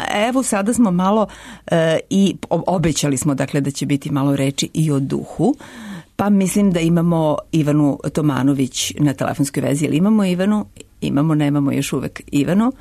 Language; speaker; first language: Serbian; native; Serbian